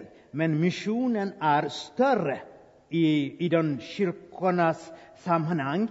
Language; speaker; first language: Swedish; non-native, fluent; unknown